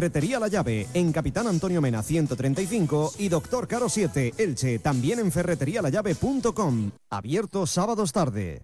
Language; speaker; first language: Spanish; native; Spanish